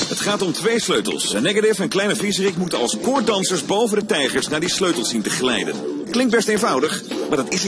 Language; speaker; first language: Dutch; native; Dutch